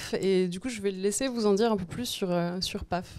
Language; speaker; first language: French; native; French